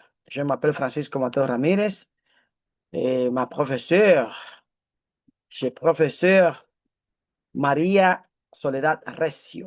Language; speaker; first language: French; non-native, learner; Spanish